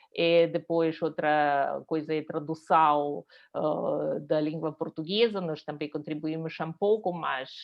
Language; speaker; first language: Portuguese; non-native, fluent; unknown